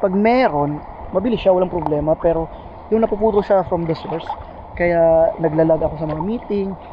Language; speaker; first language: Filipino; non-native, local second language; Cebuano